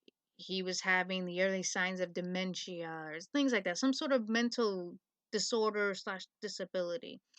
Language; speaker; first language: English; native; English